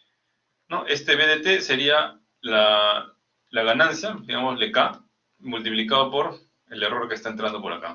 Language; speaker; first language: Spanish; native; Spanish